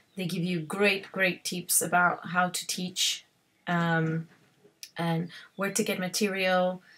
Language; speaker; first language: English; non-native, fluent; Spanish